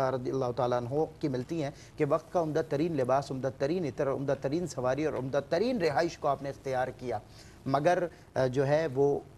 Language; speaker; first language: Urdu; native; Urdu